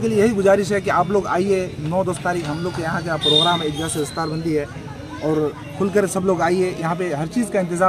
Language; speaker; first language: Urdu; non-native, local second language; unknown